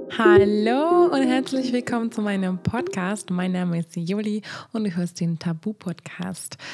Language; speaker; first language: German; non-native, fluent; Hungarian